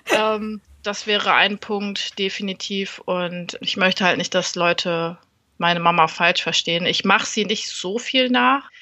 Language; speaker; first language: German; early bilingual, other home language; Vietnamese